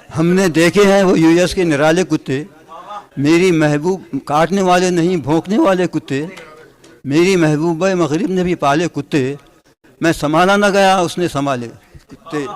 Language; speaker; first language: Urdu; native; Urdu